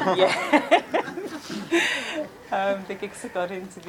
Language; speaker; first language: Danish; non-native, fluent; English